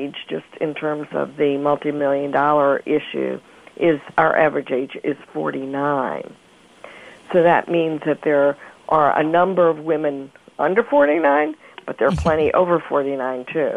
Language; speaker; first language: English; native; English